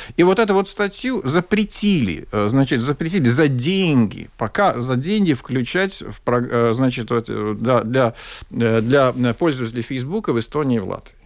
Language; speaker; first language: Russian; non-native, local second language; Latvian